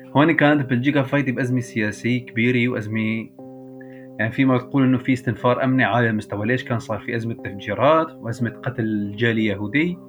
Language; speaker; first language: Arabic; native; Arabic